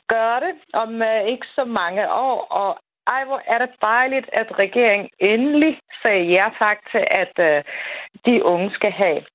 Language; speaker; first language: Danish; non-native, fluent; Persian